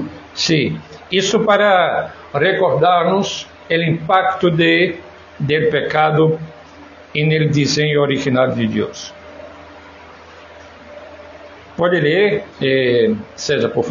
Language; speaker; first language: Spanish; non-native, fluent; Portuguese